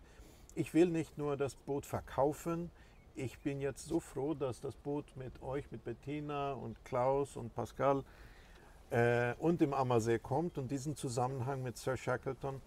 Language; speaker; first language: German; non-native, fluent; Swedish